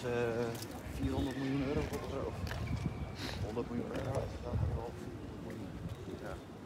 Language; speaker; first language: Dutch; native; Dutch